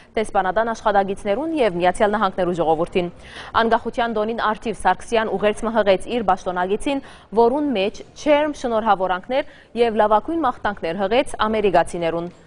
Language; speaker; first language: Armenian; early bilingual, heritage; Armenian